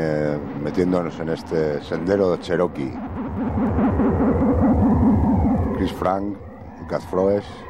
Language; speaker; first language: Spanish; native; Spanish